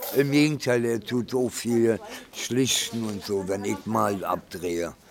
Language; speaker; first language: German; early bilingual, other home language; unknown